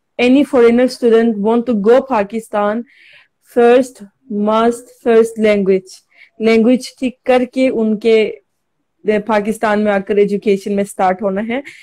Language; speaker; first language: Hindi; non-native, learner; Turkish